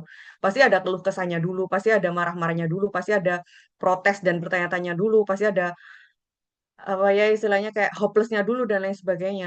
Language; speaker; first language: Indonesian; native; Indonesian